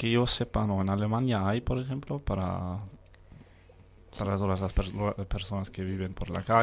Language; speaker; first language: Spanish; non-native, fluent; Danish